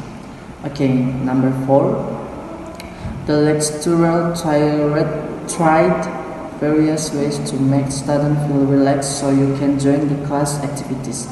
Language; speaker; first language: English; non-native, learner; Indonesian